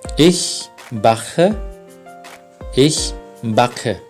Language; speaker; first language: German; non-native, fluent; Thai